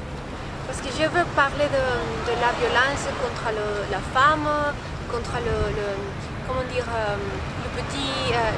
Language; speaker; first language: French; non-native, learner; Spanish